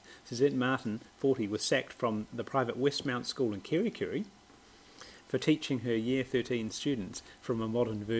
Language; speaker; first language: English; native; English